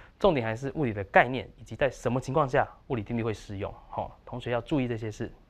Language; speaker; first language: Chinese; native; Chinese